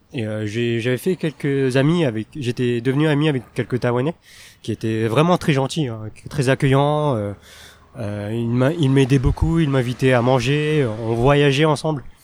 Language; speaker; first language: French; early bilingual, other home language; Min Nan Chinese